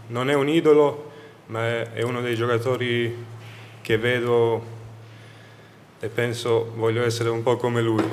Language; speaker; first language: Italian; non-native, fluent; Swedish